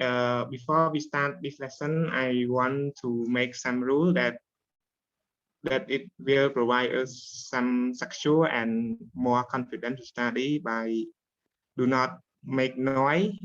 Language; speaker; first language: English; non-native, learner; Khmer